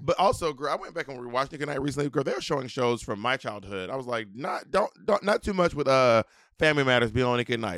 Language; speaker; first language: English; native; English